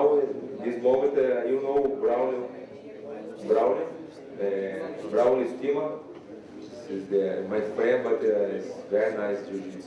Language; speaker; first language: English; non-native, learner; Portuguese